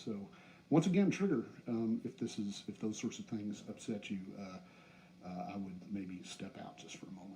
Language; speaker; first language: English; native; English